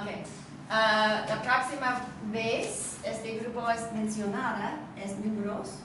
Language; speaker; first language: Spanish; non-native, learner; English